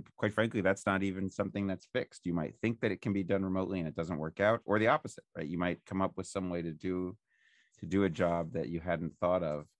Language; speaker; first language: English; native; English